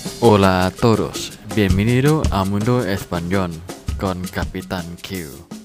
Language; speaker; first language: Spanish; non-native, learner; Thai